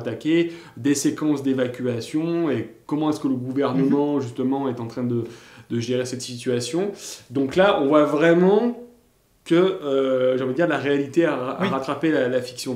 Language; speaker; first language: French; native; French